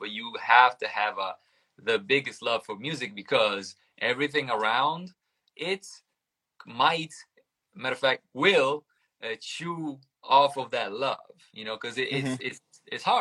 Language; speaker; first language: English; non-native, fluent; Italian